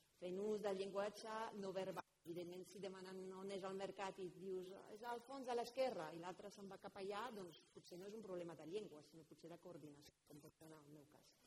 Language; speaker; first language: Catalan; non-native, fluent; French